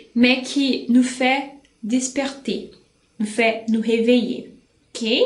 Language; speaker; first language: French; non-native, fluent; Portuguese